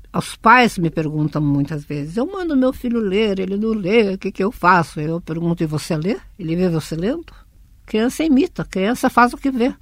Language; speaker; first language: Portuguese; early bilingual, other home language; Russian